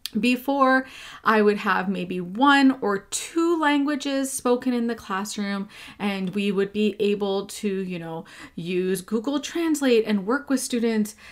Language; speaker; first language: English; native; English